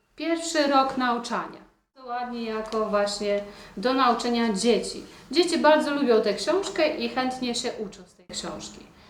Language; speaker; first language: Polish; native; Polish